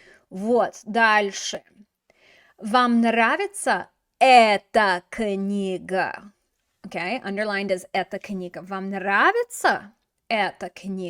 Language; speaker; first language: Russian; non-native, fluent; English